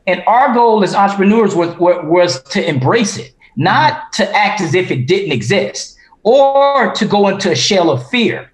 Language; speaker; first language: English; native; English